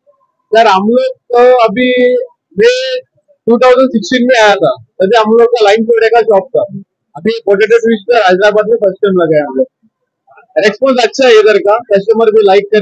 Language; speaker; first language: Hindi; non-native, local second language; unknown